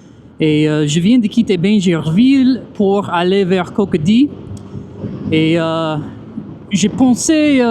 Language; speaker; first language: French; non-native, fluent; English